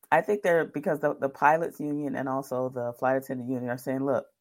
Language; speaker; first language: English; native; English